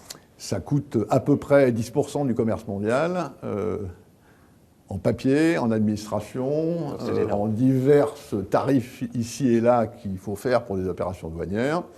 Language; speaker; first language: French; native; French